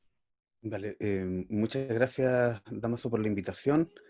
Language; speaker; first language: Spanish; native; Spanish